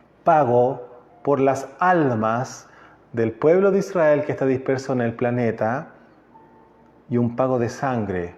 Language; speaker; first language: Spanish; native; Spanish